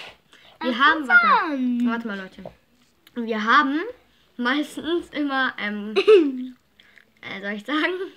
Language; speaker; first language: German; native; German